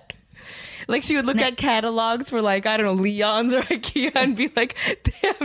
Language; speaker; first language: English; native; English